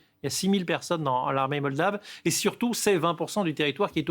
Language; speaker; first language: French; native; French